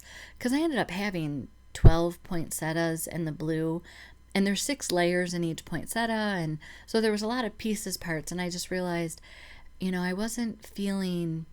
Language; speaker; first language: English; native; English